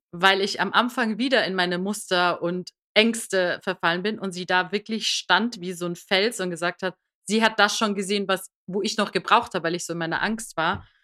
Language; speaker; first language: German; early bilingual, other home language; Persian